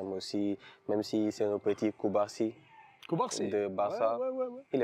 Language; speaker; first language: French; non-native, local second language; Wolof